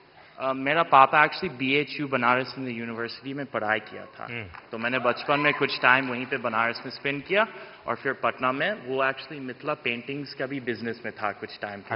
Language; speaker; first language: Hindi; non-native, fluent; English